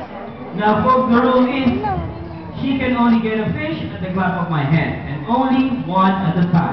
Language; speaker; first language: English; non-native, local second language; Filipino